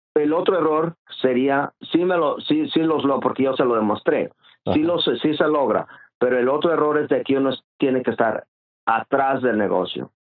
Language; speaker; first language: Spanish; native; Spanish